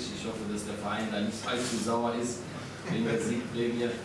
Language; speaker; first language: German; native; German